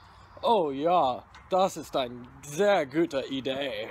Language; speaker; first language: German; non-native, learner; English